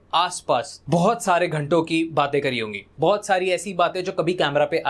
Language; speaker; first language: Hindi; native; Hindi